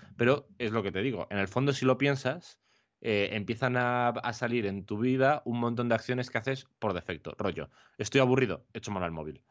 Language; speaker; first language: Spanish; native; Spanish